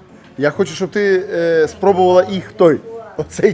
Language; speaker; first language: Russian; native; Russian